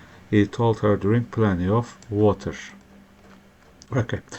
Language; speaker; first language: English; non-native, fluent; Turkish